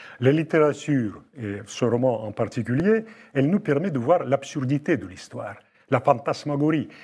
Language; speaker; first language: French; non-native, fluent; Russian